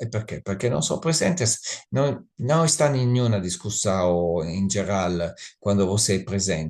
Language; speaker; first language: Spanish; non-native, learner; Italian